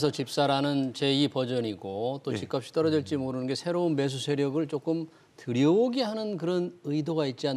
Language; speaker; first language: Korean; native; Korean